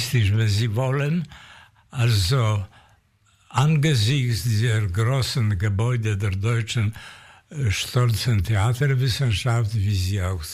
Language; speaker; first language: German; non-native, fluent; Polish